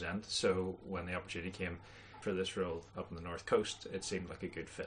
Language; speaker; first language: English; native; English